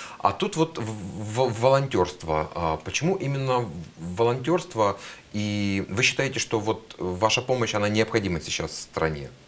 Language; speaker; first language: Russian; native; Russian